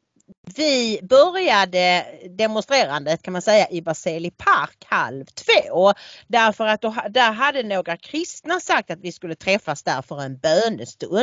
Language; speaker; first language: Swedish; native; Swedish